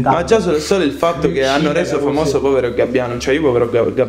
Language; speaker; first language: Italian; native; Italian